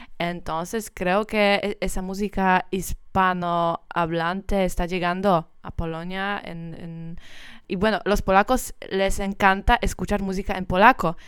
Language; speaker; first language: Spanish; non-native, learner; Polish